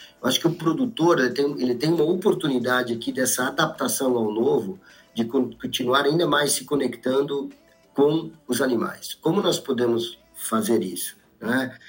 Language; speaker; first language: Portuguese; native; Portuguese